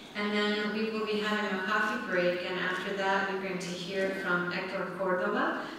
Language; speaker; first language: English; native; English